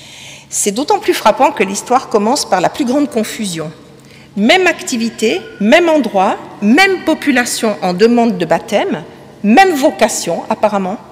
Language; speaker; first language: French; native; French